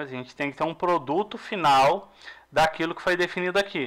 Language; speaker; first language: Portuguese; native; Portuguese